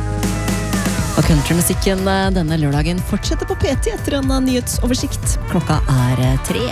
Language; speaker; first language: Norwegian; native; Norwegian